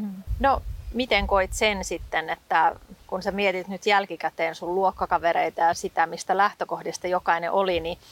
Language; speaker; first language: Finnish; native; Finnish